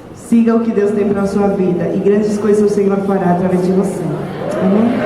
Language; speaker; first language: Portuguese; native; Portuguese